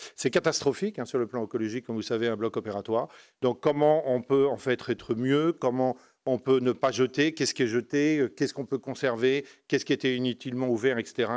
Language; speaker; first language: French; native; French